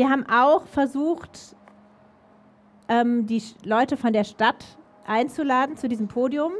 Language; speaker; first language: German; native; German